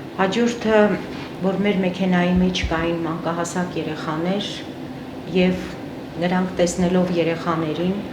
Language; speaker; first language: Armenian; native; Armenian